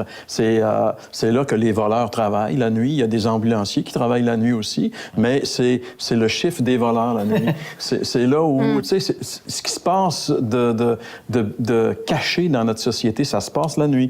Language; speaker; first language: French; native; French